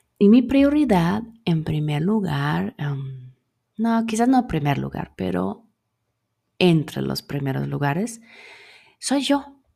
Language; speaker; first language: Spanish; non-native, fluent; German